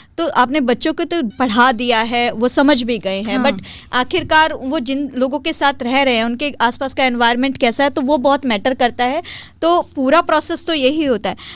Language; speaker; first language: Hindi; native; Hindi